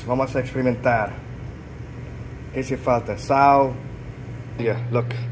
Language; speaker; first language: Portuguese; non-native, learner; English